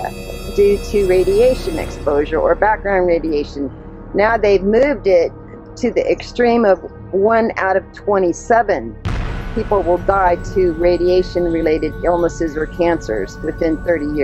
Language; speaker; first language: English; native; English